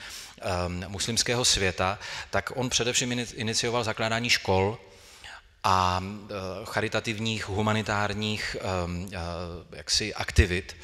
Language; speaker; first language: Czech; native; Czech